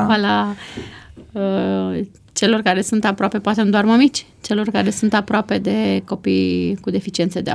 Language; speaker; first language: Romanian; native; Romanian